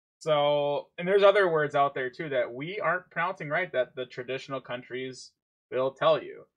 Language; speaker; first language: English; native; English